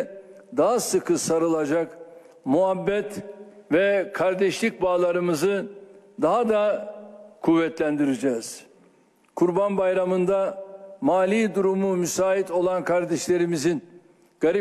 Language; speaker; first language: Turkish; native; Turkish